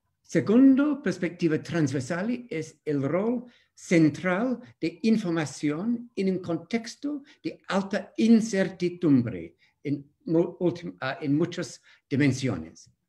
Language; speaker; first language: Spanish; non-native, fluent; English